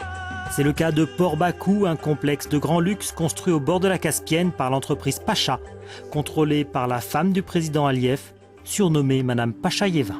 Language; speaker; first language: French; native; French